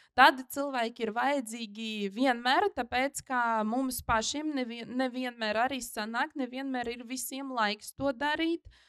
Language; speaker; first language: Latvian; non-native, local second language; Russian